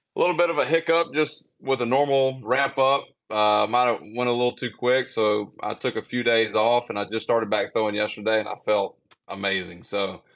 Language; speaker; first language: English; native; English